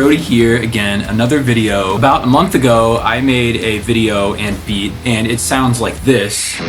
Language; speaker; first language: English; native; English